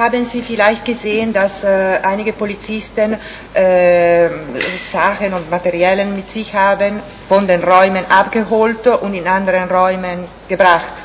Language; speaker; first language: German; non-native, fluent; Italian